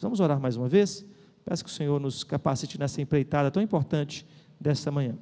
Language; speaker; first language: Portuguese; native; Portuguese